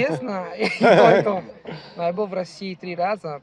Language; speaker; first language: Russian; non-native, fluent; Italian